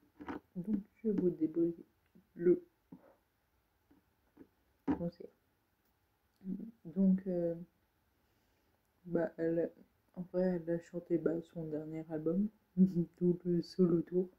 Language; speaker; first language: French; native; French